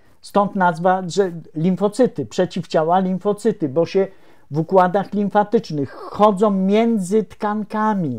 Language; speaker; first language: Polish; native; Polish